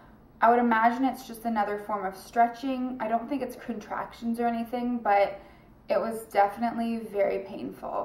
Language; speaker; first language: English; native; English